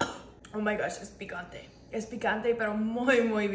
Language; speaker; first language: Spanish; non-native, learner; English